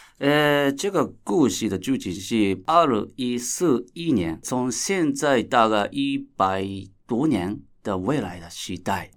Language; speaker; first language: Chinese; non-native, fluent; Japanese